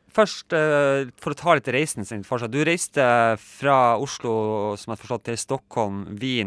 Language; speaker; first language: Norwegian; native; Norwegian